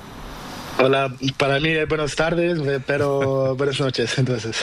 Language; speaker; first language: Spanish; non-native, learner; Portuguese